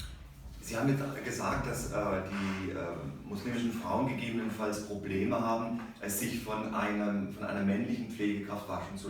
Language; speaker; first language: German; native; German